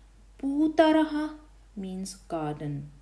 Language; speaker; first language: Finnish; non-native, fluent; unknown